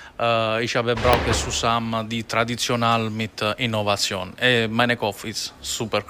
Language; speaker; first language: German; non-native, learner; Italian